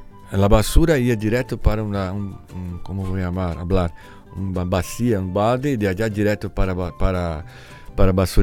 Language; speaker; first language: Spanish; non-native, learner; Portuguese